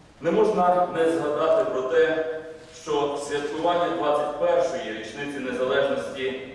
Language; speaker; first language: Ukrainian; native; Ukrainian